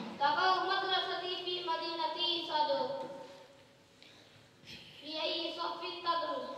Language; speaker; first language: Arabic; non-native, learner; Urdu